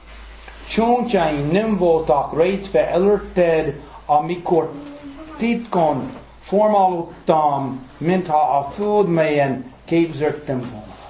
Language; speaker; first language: Hungarian; early bilingual, heritage; English